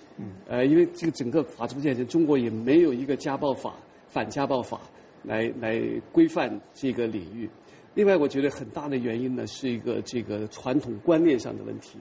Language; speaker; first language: Chinese; native; Chinese